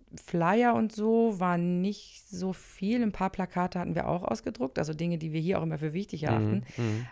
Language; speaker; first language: German; native; German